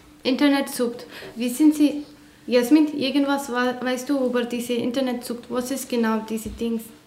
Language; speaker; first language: German; non-native, learner; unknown